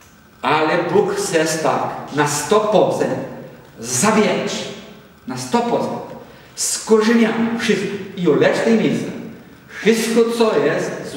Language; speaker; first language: Polish; non-native, learner; Portuguese